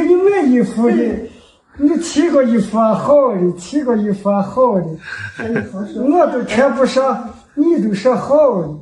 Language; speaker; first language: Chinese; native; Chinese